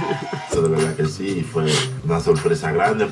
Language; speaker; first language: Spanish; native; Spanish